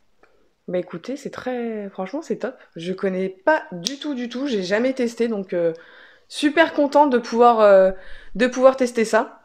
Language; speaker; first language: French; native; French